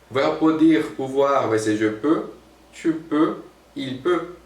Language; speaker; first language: French; non-native, fluent; Portuguese